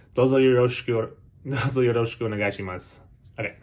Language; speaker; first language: Japanese; non-native, learner; English